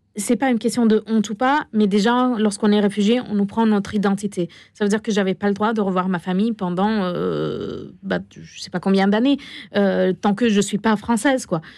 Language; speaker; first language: French; non-native, fluent; Arabic